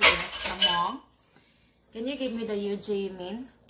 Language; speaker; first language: English; non-native, local second language; Cebuano